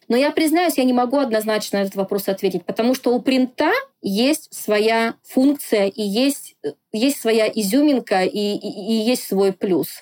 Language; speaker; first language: Russian; non-native, local second language; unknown